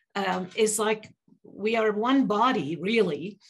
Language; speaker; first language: English; early bilingual, other home language; Persian